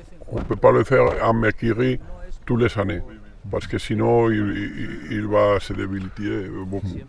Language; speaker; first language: French; non-native, learner; Spanish